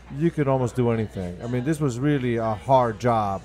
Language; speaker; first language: English; early bilingual, other home language; Spanish